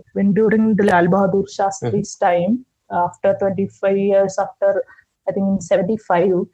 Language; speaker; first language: English; non-native, local second language; Malayalam